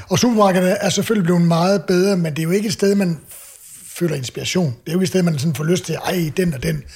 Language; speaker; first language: Danish; native; Danish